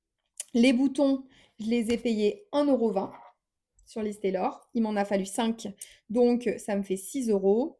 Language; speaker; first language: French; native; French